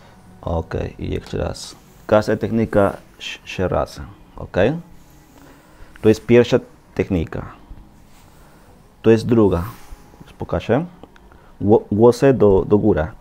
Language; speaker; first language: Polish; non-native, learner; Spanish